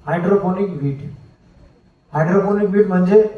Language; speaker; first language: Hindi; non-native, local second language; Marathi